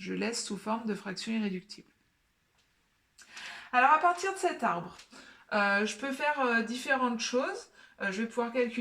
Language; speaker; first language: French; native; French